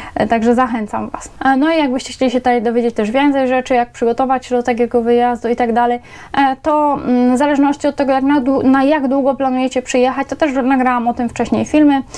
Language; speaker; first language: Polish; native; Polish